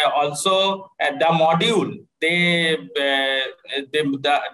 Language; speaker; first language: English; non-native, local second language; Bangla